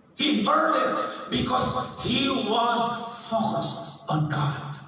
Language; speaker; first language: English; non-native, local second language; Filipino